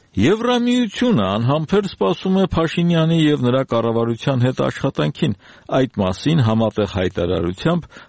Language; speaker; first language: Armenian; native; Armenian